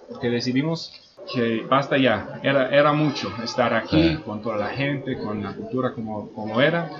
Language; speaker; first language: Spanish; non-native, fluent; English